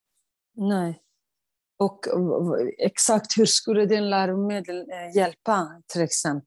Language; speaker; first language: Swedish; non-native, fluent; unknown